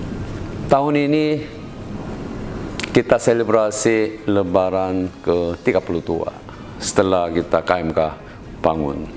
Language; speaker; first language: Indonesian; non-native, learner; Korean